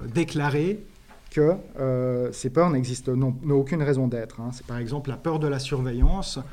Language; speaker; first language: French; native; French